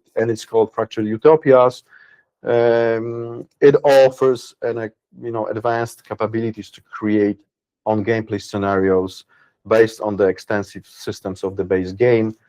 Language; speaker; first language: English; non-native, fluent; Polish